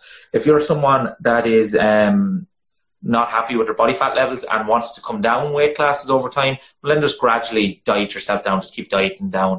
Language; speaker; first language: English; native; English